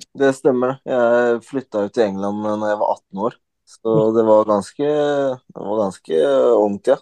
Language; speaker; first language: Norwegian; early bilingual, other home language; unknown